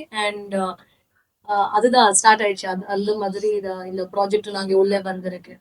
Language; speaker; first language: Tamil; non-native, learner; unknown